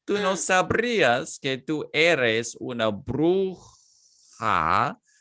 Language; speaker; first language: Spanish; non-native, fluent; English